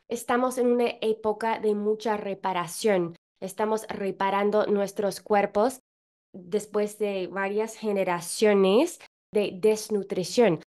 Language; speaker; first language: Spanish; non-native, fluent; English